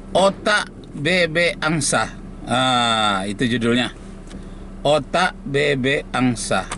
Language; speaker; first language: Indonesian; native; Indonesian